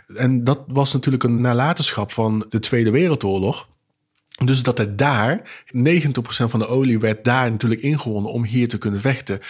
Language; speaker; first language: Dutch; non-native, local second language; Papiamento